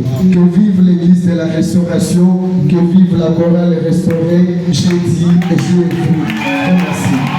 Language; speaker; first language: French; non-native, local second language; Luba-Lulua